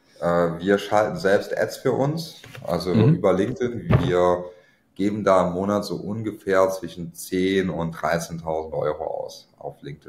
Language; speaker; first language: German; native; German